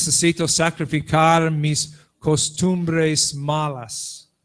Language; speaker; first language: Spanish; non-native, learner; English